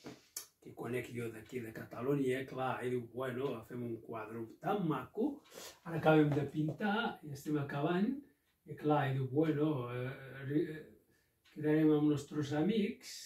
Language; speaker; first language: Catalan; non-native, local second language; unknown